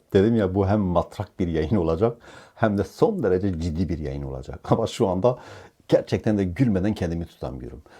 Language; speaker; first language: Turkish; native; Turkish